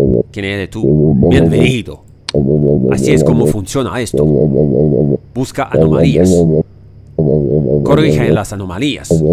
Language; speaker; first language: Spanish; non-native, learner; French